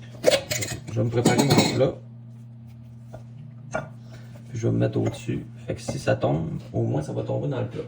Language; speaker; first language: French; native; French